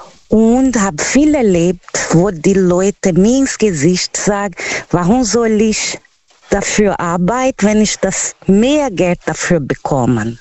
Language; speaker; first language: German; non-native, learner; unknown